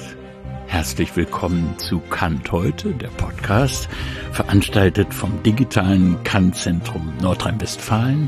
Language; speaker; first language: German; native; German